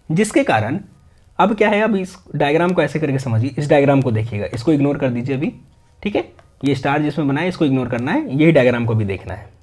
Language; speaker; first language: Hindi; native; Hindi